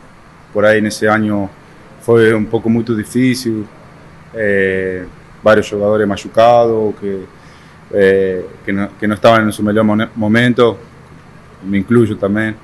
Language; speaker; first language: Portuguese; non-native, fluent; Spanish